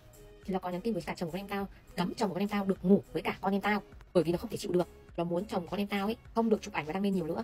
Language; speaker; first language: Vietnamese; native; Vietnamese